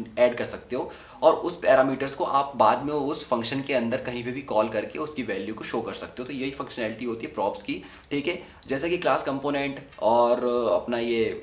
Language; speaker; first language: Hindi; native; Hindi